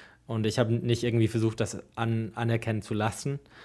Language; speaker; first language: German; non-native, fluent; English